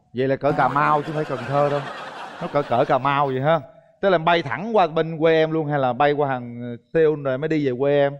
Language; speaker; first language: Vietnamese; native; Vietnamese